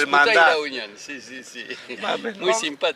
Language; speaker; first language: Spanish; non-native, learner; French